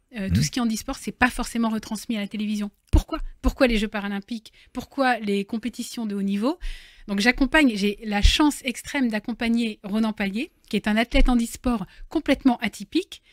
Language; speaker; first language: French; native; French